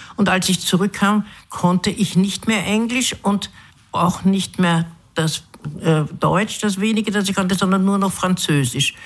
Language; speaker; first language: German; early bilingual, other home language; English